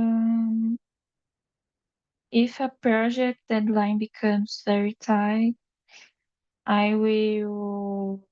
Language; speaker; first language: English; non-native, learner; Portuguese